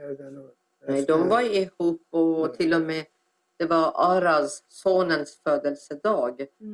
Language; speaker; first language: Swedish; non-native, fluent; Persian